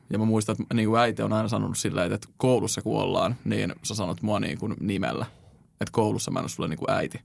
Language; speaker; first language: Finnish; native; Finnish